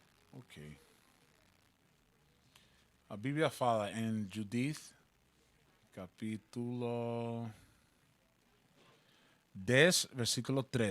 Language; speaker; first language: Portuguese; non-native, learner; Spanish